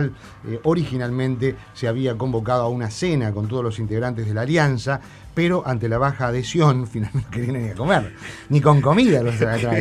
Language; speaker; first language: Spanish; native; Spanish